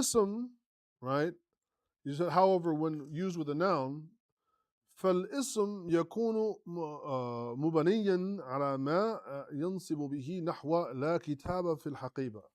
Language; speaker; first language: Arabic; non-native, fluent; English